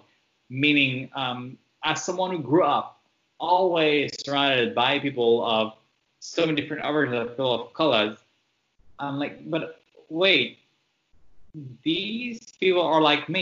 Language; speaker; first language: English; non-native, fluent; French